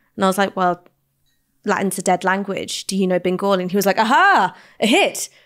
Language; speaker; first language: English; native; English